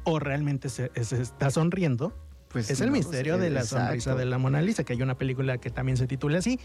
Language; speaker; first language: Spanish; native; Spanish